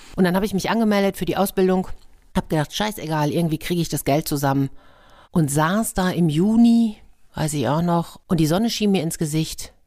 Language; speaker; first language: German; native; German